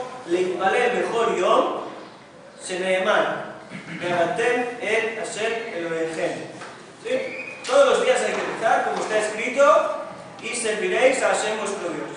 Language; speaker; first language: Spanish; non-native, fluent; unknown